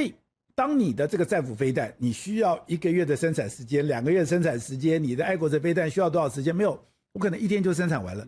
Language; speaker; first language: Chinese; native; Chinese